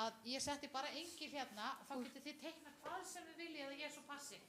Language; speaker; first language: Icelandic; non-native, learner; Spanish